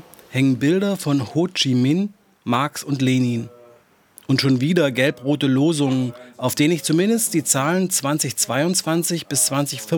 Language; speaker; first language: German; native; German